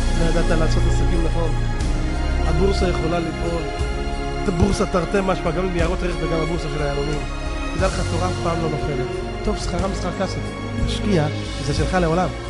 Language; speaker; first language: Hebrew; native; Hebrew